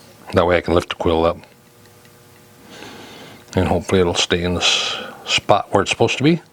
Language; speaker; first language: English; native; English